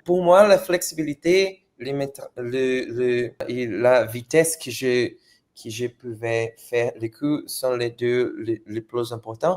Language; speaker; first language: French; non-native, fluent; Portuguese